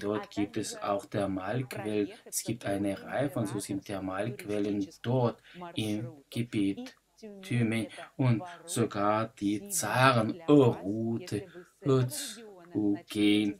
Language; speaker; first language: German; non-native, fluent; Russian